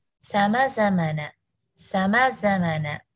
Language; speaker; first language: Japanese; non-native, learner; Vietnamese